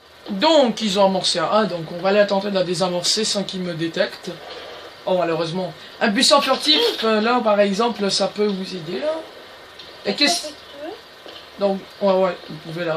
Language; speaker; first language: French; native; French